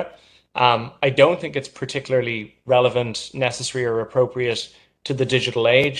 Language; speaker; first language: English; native; English